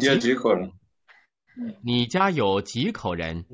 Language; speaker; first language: Chinese; non-native, learner; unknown